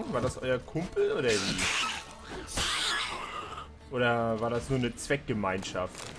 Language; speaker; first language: German; native; German